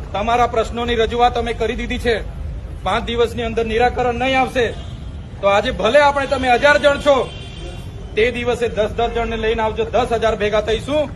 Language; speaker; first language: Gujarati; non-native, local second language; Vasavi